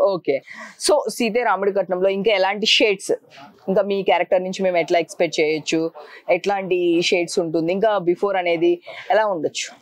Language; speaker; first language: Telugu; native; Telugu